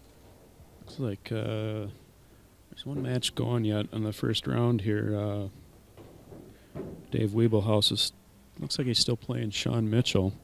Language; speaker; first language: English; native; English